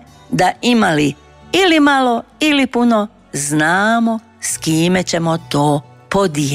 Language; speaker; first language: Croatian; native; Croatian